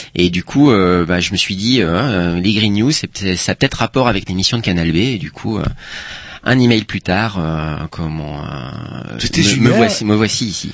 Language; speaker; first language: French; native; French